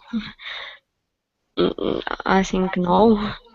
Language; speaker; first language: English; non-native, learner; Russian